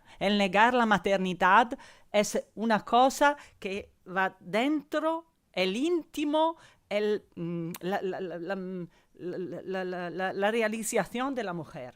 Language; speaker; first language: Spanish; non-native, fluent; Italian